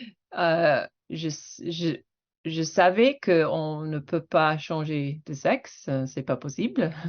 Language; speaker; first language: French; non-native, fluent; English